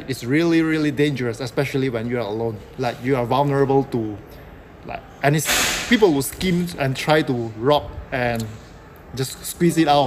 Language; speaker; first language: English; non-native, local second language; Chinese